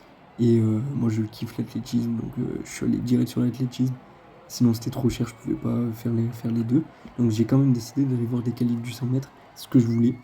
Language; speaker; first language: French; native; French